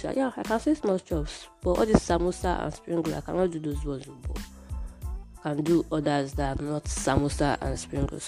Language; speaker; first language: English; non-native, local second language; Yoruba